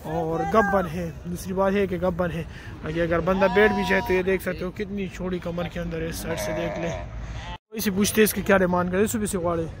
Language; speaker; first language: Urdu; non-native, local second language; Pashto